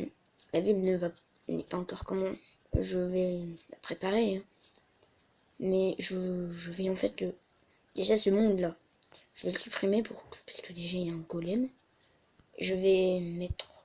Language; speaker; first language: French; native; French